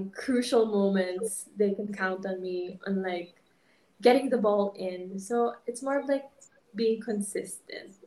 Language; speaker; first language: English; non-native, local second language; Hiligaynon